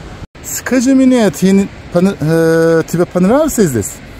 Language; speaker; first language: Russian; non-native, learner; Turkish